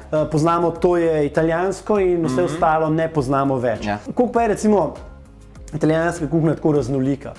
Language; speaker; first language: Slovenian; native; Slovenian